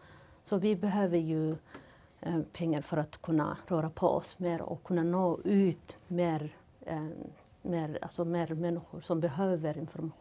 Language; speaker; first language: Swedish; non-native, fluent; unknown